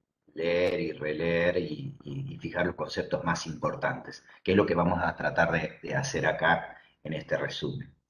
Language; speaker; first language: Spanish; native; Spanish